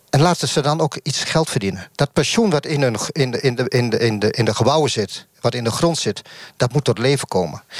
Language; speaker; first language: Dutch; native; Dutch